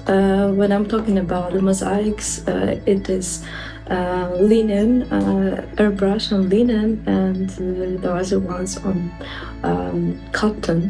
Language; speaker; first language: English; non-native, fluent; Ukrainian